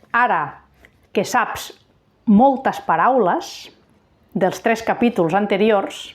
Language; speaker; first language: Catalan; native; Catalan